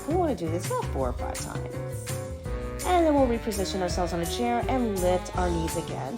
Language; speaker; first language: English; native; English